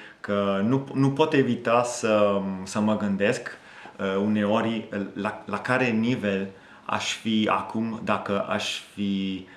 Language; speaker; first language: Romanian; non-native, fluent; Italian